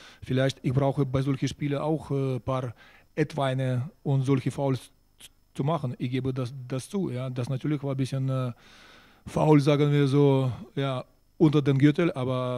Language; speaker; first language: German; non-native, fluent; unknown